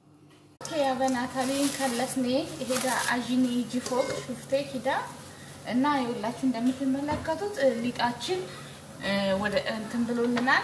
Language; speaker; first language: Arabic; non-native, learner; Amharic